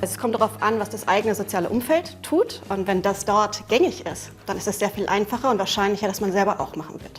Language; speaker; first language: German; native; German